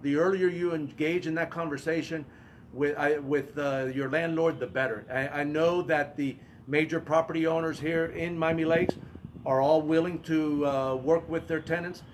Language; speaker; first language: English; early bilingual, other home language; Spanish